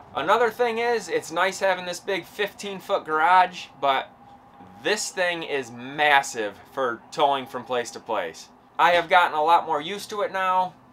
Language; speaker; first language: English; native; English